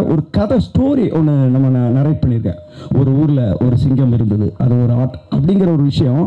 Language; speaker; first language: Tamil; native; Tamil